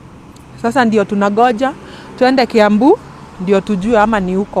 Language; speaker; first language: Swahili; native; Swahili